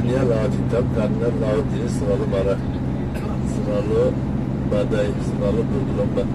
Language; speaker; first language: Indonesian; non-native, fluent; Turkish